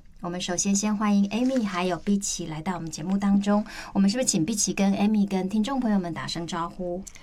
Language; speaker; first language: Chinese; native; Chinese